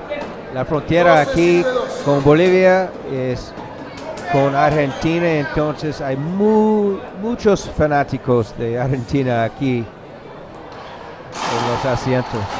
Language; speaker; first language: Spanish; non-native, learner; English